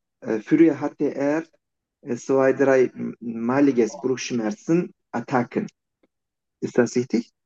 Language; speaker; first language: German; non-native, learner; Turkish